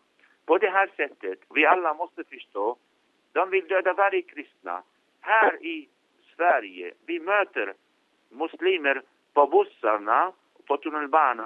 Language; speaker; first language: Swedish; non-native, fluent; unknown